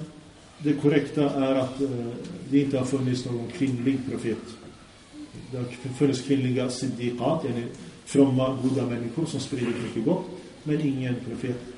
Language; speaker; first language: Swedish; early bilingual, other home language; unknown